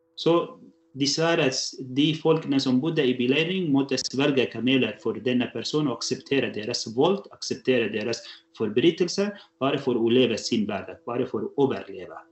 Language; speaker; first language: Norwegian; non-native, fluent; Kurdish